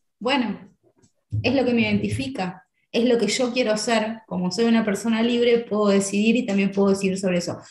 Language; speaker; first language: Spanish; native; Spanish